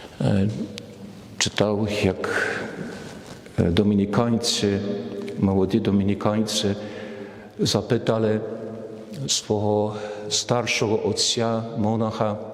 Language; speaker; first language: Polish; non-native, learner; Ukrainian